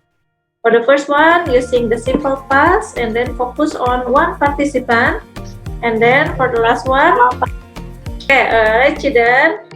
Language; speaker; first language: English; non-native, fluent; Indonesian